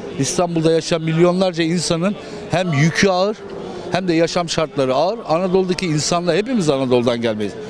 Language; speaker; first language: Turkish; native; Turkish